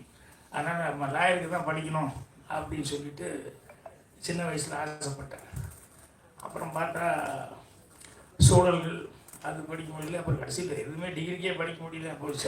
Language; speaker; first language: Tamil; native; Tamil